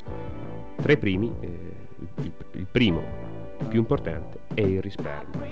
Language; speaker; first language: Italian; native; Italian